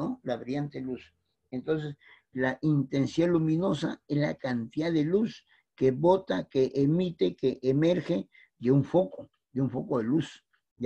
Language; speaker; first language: Spanish; native; Spanish